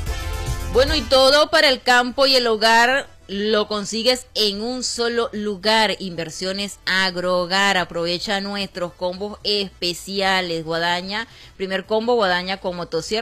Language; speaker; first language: Spanish; native; Spanish